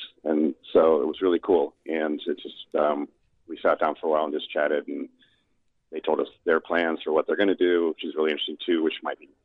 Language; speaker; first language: English; native; English